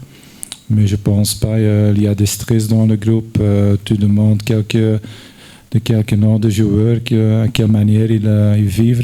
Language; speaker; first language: French; non-native, fluent; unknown